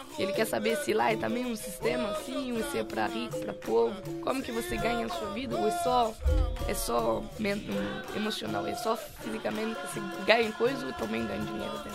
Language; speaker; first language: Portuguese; non-native, fluent; French